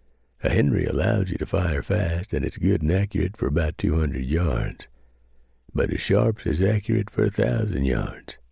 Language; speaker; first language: English; native; English